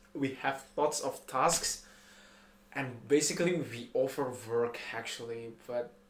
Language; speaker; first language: English; non-native, fluent; Indonesian